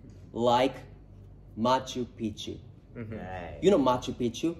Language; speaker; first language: English; non-native, learner; Japanese